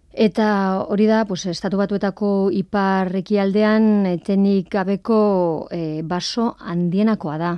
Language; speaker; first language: Basque; non-native, local second language; Spanish